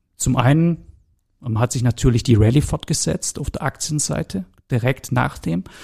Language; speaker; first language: German; native; German